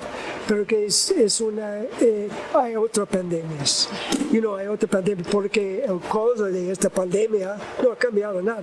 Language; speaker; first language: Spanish; non-native, learner; English